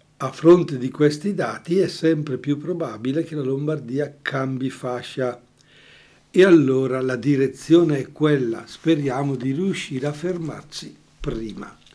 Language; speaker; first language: Italian; native; Italian